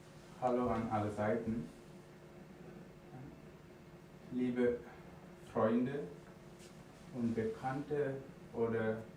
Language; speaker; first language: German; non-native, fluent; Sinhala